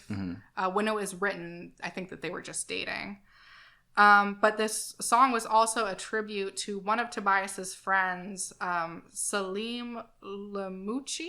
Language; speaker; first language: English; native; English